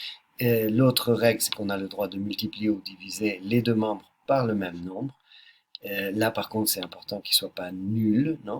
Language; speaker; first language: French; native; French